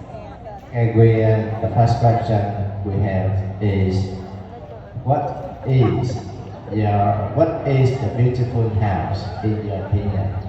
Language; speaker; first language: English; non-native, learner; Vietnamese